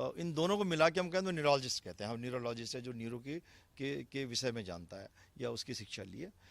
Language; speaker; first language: Hindi; native; Hindi